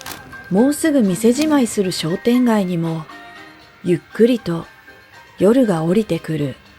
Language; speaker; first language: Japanese; native; Japanese